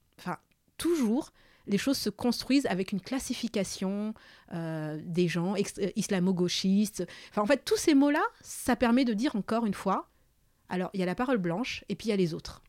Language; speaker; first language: French; early bilingual, other home language; Malagasy